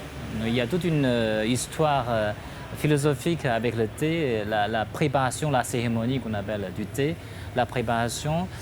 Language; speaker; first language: French; non-native, fluent; Chinese